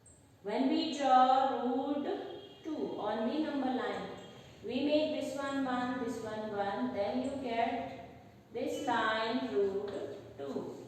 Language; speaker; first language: English; non-native, local second language; Hindi